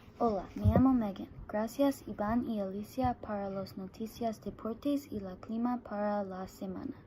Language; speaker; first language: Spanish; non-native, learner; English